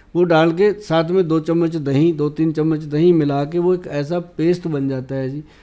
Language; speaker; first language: Hindi; native; Hindi